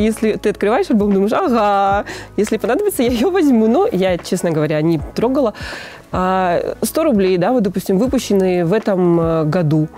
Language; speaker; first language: Russian; native; Russian